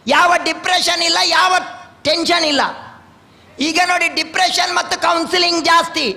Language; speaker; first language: Kannada; non-native, local second language; Tulu